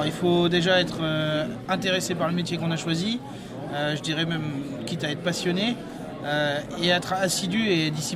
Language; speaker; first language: French; native; French